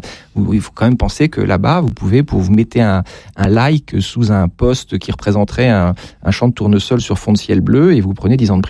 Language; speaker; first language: French; native; French